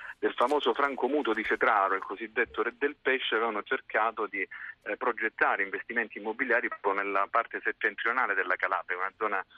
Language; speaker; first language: Italian; native; Italian